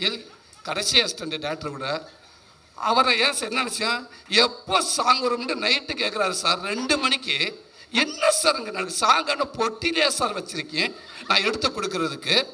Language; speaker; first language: Tamil; native; Tamil